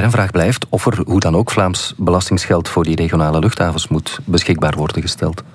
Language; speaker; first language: Dutch; native; Dutch